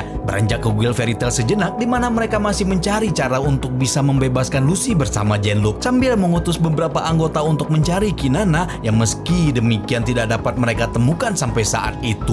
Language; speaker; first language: Indonesian; native; Indonesian